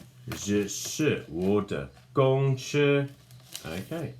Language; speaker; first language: Chinese; non-native, fluent; English